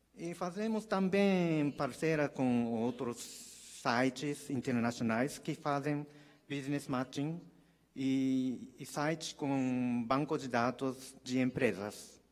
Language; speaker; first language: Portuguese; non-native, learner; Japanese